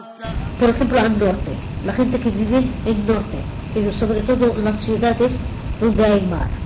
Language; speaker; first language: Spanish; non-native, fluent; Arabic